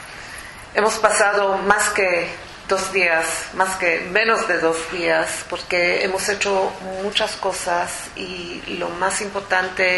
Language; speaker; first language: Spanish; non-native, fluent; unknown